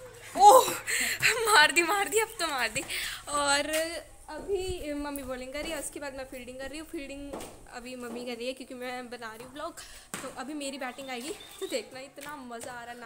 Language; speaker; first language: Hindi; native; Hindi